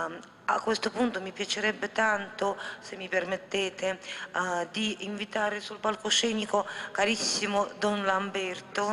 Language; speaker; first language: Italian; non-native, fluent; Russian